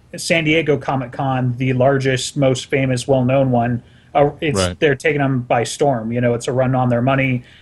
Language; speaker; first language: English; native; English